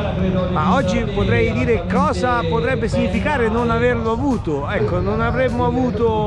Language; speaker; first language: Italian; native; Italian